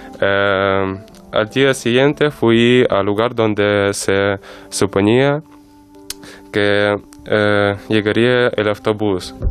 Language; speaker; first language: Spanish; non-native, learner; Ukrainian